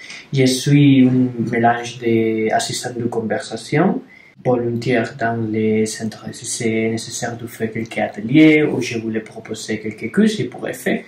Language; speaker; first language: French; non-native, learner; Spanish